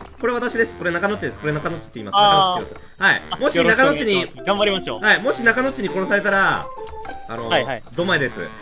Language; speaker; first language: Japanese; native; Japanese